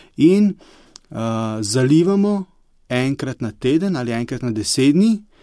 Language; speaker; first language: Slovenian; early bilingual, other home language; Bosnian